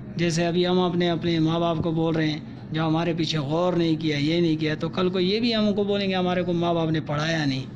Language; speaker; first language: Urdu; non-native, local second language; Pashto